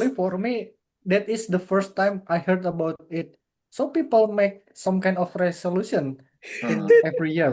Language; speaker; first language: English; non-native, fluent; Indonesian